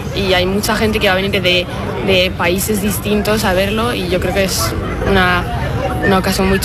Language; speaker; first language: Spanish; non-native, fluent; French